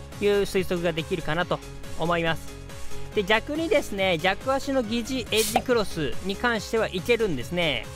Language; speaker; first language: Japanese; native; Japanese